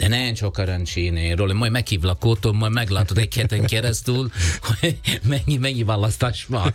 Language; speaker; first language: Hungarian; non-native, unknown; Italian